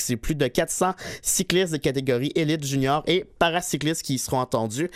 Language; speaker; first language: French; native; French